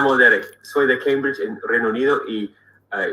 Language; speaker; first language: Spanish; non-native, learner; English